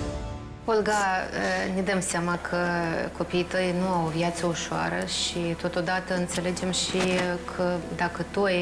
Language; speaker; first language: Romanian; native; Romanian